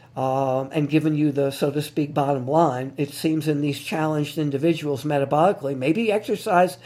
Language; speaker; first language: English; native; English